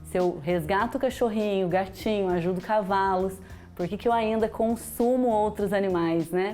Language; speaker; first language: Portuguese; native; Portuguese